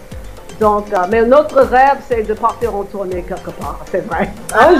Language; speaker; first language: French; non-native, fluent; English